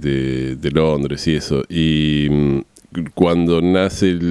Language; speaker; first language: Spanish; native; Spanish